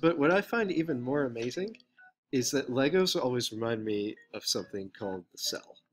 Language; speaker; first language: English; native; English